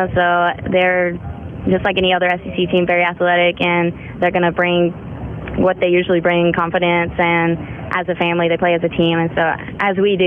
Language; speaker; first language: English; native; English